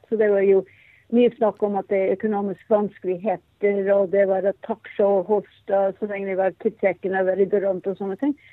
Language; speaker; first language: Norwegian; non-native, fluent; English